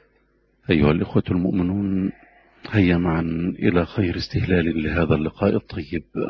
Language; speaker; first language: Arabic; native; Arabic